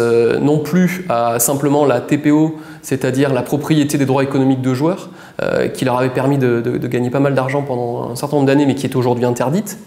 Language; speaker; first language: French; native; French